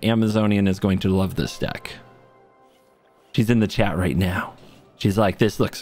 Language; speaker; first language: English; native; English